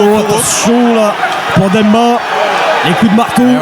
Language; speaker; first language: French; native; French